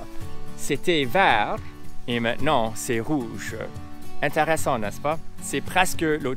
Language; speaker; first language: French; non-native, local second language; English